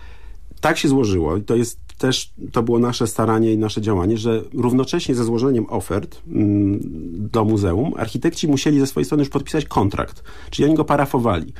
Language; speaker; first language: Polish; native; Polish